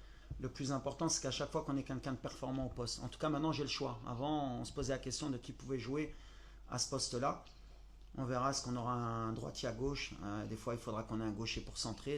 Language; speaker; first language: French; native; French